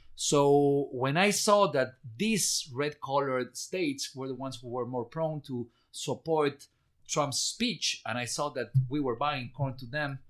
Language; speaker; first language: English; non-native, fluent; Spanish